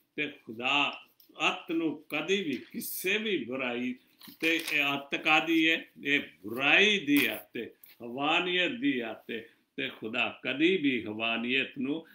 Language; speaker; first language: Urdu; non-native, local second language; Punjabi